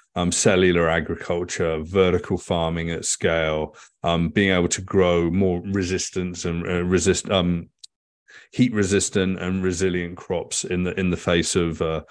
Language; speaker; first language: English; native; English